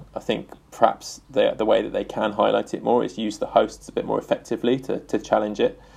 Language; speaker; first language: English; native; English